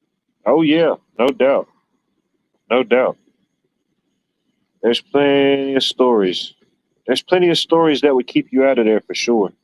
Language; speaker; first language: English; native; English